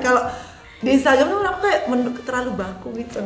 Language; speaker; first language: Indonesian; native; Indonesian